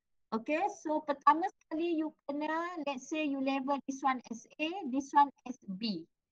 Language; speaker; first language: English; non-native, local second language; Malay